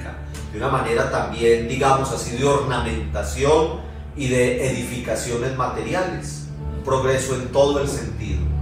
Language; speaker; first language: Spanish; native; Spanish